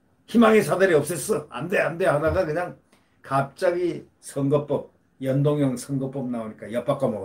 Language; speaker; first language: Korean; native; Korean